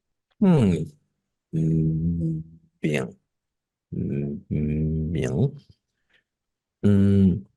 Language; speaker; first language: French; non-native, learner; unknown